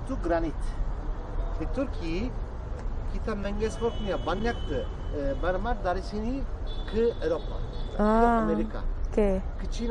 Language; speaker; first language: Indonesian; non-native, learner; Turkish